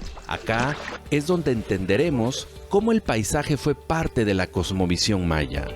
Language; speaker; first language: Spanish; native; Spanish